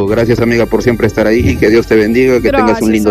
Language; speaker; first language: Spanish; native; Spanish